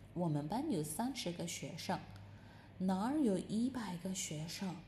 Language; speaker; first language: Chinese; non-native, fluent; Indonesian